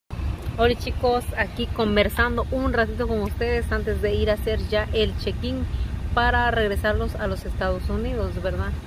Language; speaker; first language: Spanish; native; Spanish